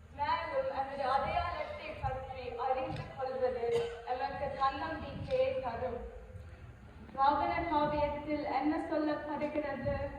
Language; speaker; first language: Tamil; early bilingual, heritage; Tamil